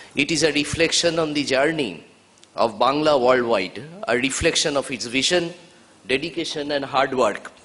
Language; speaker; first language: English; non-native, local second language; Bangla